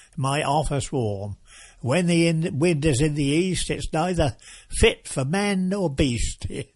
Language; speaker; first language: English; native; English